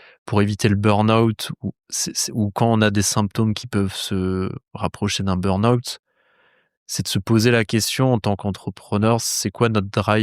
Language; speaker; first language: French; native; French